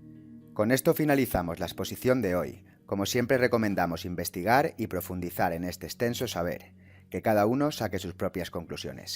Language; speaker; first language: Spanish; native; Spanish